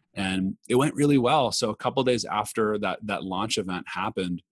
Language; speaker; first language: English; native; English